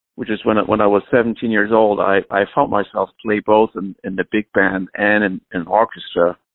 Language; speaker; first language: English; non-native, fluent; German